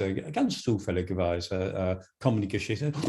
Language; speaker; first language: German; non-native, fluent; English